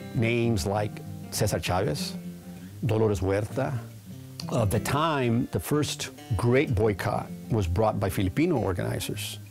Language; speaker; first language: English; native; English